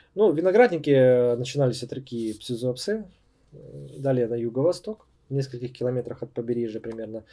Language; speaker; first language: Russian; native; Russian